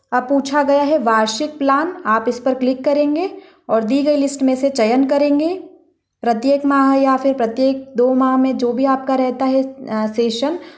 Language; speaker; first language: Hindi; native; Hindi